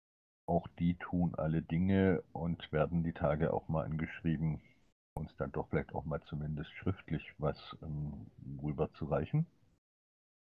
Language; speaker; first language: German; native; German